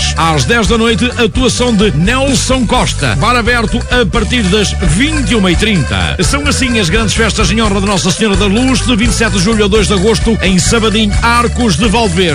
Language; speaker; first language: Portuguese; native; Portuguese